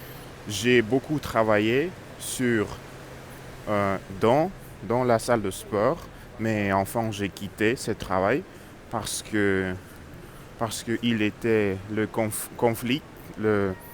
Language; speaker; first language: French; non-native, learner; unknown